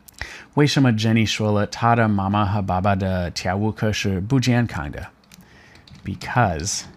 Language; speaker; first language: Chinese; non-native, fluent; English